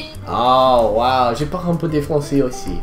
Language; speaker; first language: French; non-native, learner; English